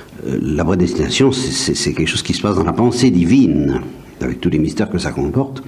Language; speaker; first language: French; native; French